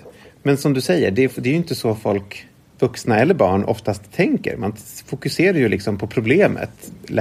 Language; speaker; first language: Swedish; native; Swedish